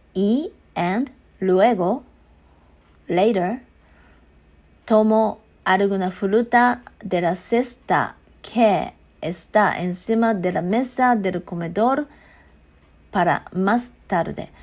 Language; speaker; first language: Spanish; non-native, learner; Japanese